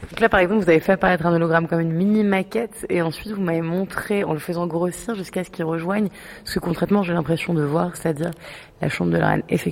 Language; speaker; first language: French; native; French